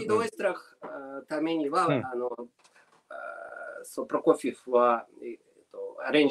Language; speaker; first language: Japanese; non-native, learner; Russian